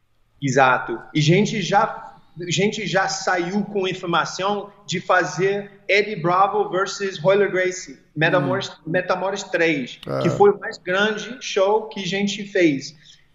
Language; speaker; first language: Portuguese; early bilingual, heritage; English